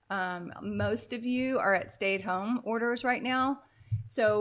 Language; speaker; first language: English; native; English